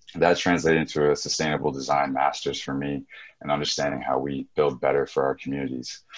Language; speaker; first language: English; native; English